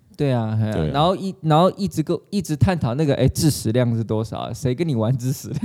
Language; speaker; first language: Chinese; native; Chinese